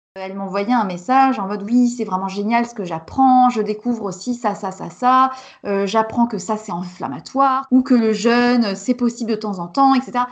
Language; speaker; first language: French; native; French